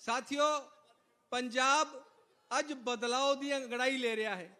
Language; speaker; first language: Hindi; non-native, local second language; Punjabi